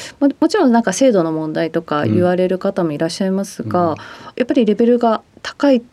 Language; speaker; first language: Japanese; native; Japanese